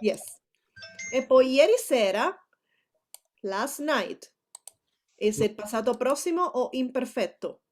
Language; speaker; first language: Italian; non-native, fluent; Spanish